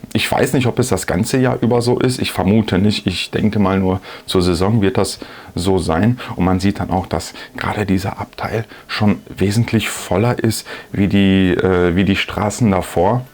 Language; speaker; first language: German; native; German